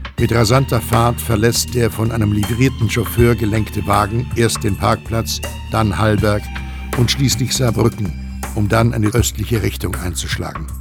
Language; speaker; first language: German; native; German